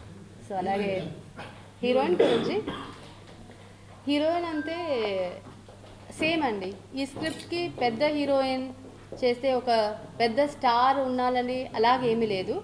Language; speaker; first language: Telugu; non-native, learner; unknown